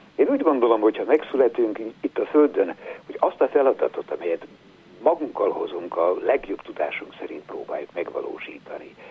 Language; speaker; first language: Hungarian; native; Hungarian